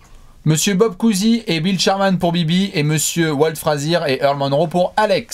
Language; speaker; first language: French; native; French